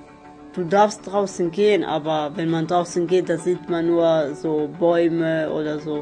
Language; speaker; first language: German; early bilingual, other home language; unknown